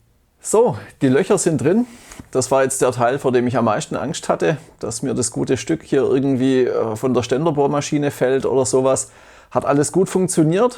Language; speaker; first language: German; native; German